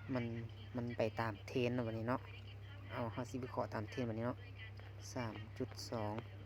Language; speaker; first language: Thai; native; Thai